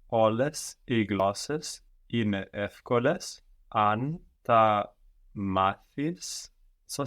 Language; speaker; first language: Greek; non-native, learner; English